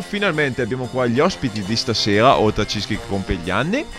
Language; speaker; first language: Italian; native; Italian